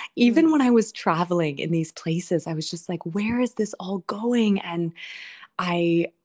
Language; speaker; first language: English; native; English